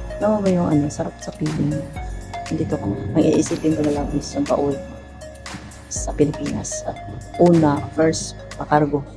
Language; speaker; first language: Filipino; non-native, local second language; Cebuano